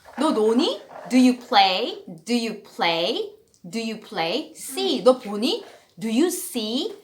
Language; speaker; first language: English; non-native, fluent; Korean